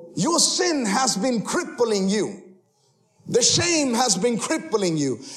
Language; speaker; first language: English; early bilingual, heritage; Spanish